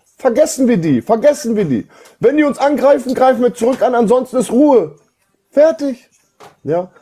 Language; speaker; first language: German; early bilingual, other home language; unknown